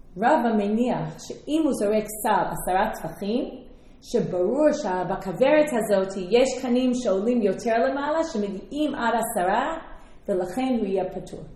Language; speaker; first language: Hebrew; non-native, fluent; English